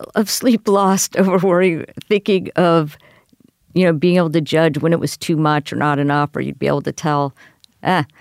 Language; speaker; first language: English; native; English